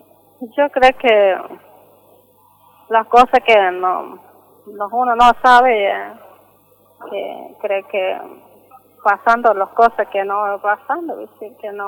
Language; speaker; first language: Spanish; non-native, local second language; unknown